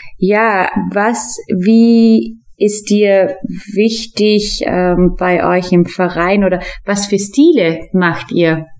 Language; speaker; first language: German; native; German